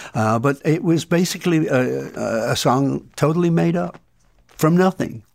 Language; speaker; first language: English; native; English